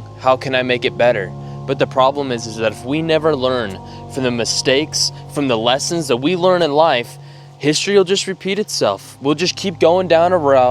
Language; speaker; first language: English; native; English